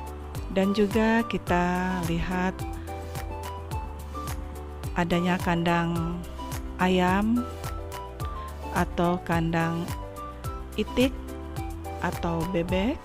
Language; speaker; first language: Indonesian; native; Indonesian